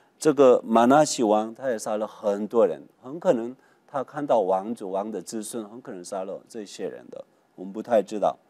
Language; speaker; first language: Chinese; non-native, fluent; Korean